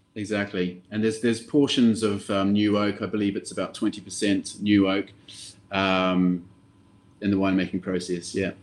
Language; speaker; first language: English; native; English